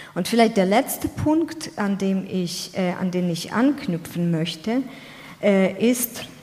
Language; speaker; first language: German; non-native, fluent; Ukrainian